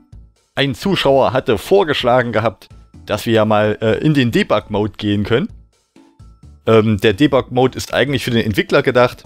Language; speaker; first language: German; native; German